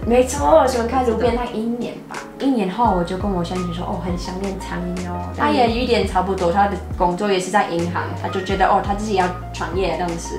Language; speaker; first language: Chinese; non-native, fluent; English